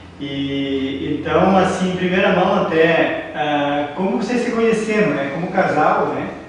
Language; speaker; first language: Portuguese; native; Portuguese